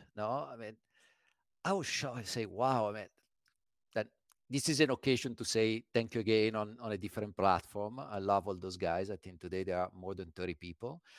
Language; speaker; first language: English; non-native, fluent; Italian